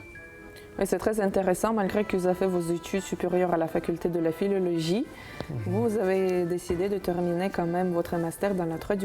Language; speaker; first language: French; non-native, fluent; Uzbek